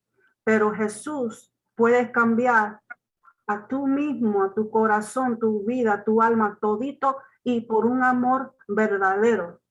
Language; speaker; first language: Spanish; non-native, learner; English